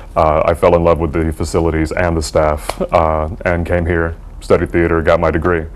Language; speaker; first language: English; native; English